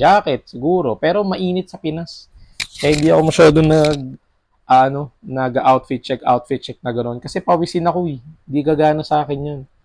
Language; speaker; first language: Filipino; native; Filipino